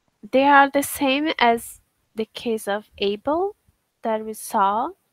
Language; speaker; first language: English; non-native, learner; Portuguese